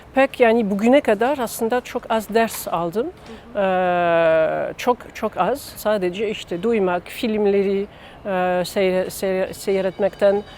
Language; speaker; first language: Turkish; non-native, learner; French